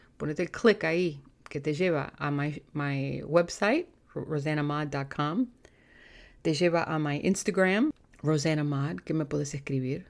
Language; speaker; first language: Spanish; native; Spanish